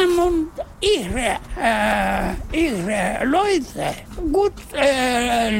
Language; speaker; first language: German; non-native, learner; Russian